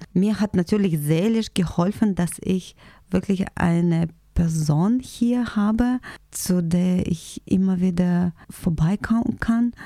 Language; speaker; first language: German; non-native, fluent; Russian